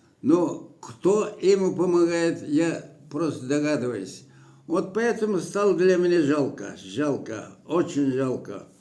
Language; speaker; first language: Russian; non-native, local second language; Kyrgyz